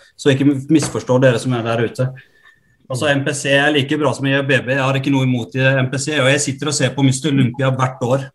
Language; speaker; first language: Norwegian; early bilingual, other home language; Arabic